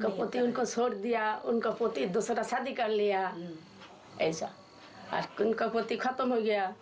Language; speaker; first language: Hindi; non-native, local second language; Bangla